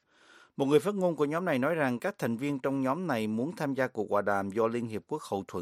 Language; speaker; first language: Vietnamese; native; Vietnamese